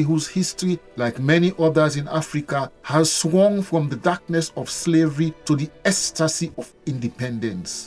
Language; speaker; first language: English; non-native, local second language; Krio